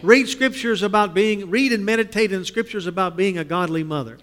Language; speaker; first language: English; native; English